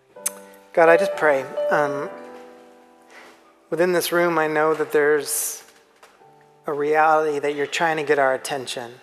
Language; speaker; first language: English; native; English